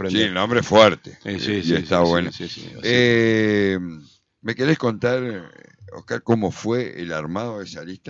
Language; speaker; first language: Spanish; native; Spanish